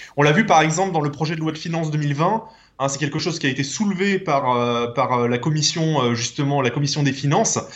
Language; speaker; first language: French; native; French